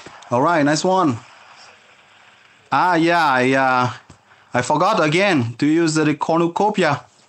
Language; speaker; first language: English; non-native, fluent; French